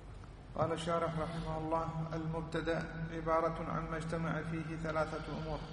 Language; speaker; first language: Arabic; native; Arabic